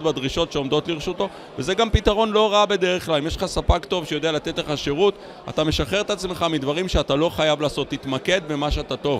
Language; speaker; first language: Hebrew; native; Hebrew